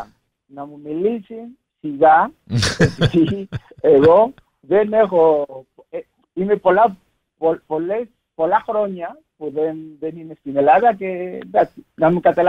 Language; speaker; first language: Greek; non-native, learner; Spanish